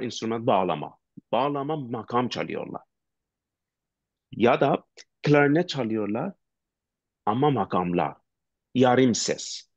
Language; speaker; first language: Turkish; non-native, learner; Persian